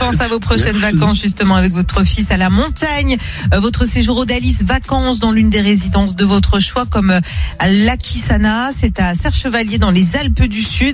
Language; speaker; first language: French; native; French